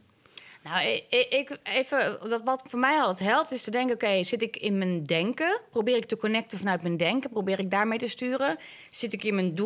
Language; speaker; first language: Dutch; native; Dutch